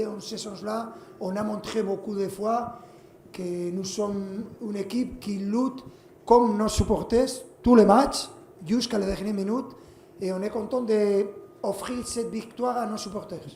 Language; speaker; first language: French; non-native, fluent; Spanish